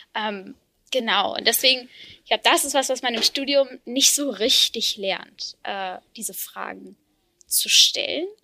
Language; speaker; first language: German; native; German